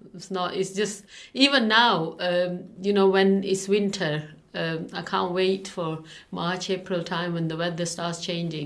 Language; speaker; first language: English; non-native, local second language; Urdu